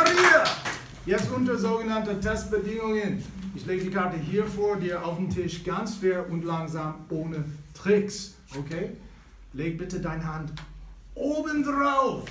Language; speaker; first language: German; non-native, fluent; English